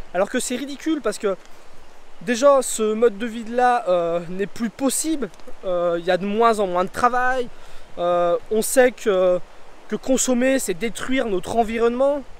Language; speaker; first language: French; native; French